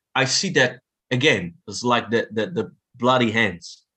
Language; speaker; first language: English; non-native, fluent; Italian